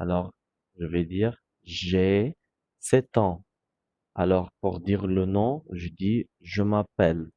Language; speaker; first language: French; non-native, fluent; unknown